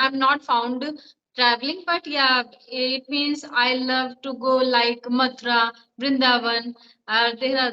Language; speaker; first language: English; non-native, learner; Hindi